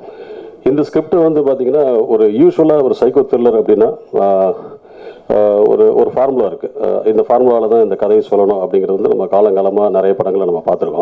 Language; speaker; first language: Tamil; native; Tamil